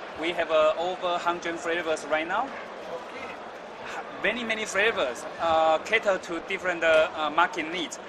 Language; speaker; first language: English; non-native, learner; Chinese